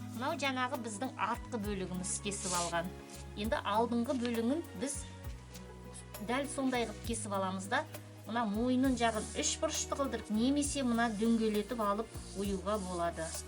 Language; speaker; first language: Kazakh; native; Kazakh